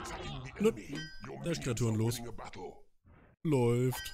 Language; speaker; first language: German; native; German